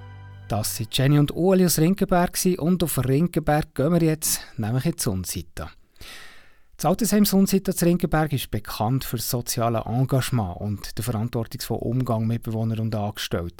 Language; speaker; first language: German; native; German